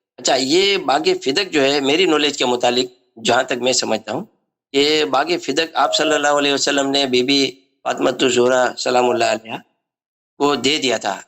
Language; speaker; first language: Urdu; non-native, local second language; Memoni